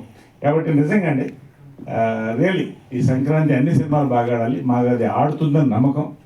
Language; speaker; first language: Telugu; native; Telugu